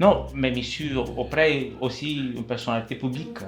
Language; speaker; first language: French; non-native, fluent; Romanian